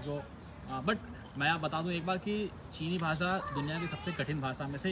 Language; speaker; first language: Hindi; native; Hindi